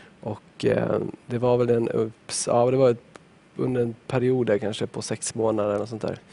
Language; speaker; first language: Swedish; native; Swedish